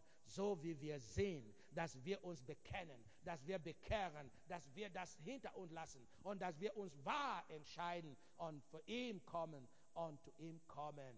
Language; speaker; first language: German; non-native, fluent; Igbo